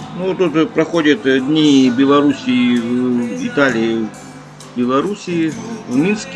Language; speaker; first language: Russian; native; Russian